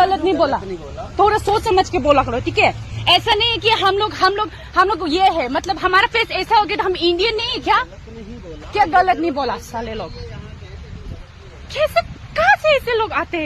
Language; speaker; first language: Hindi; non-native, local second language; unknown